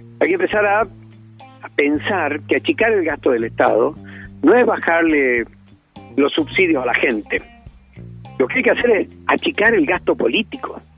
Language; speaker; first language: Spanish; native; Spanish